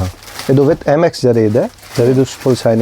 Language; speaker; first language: Kannada; non-native, local second language; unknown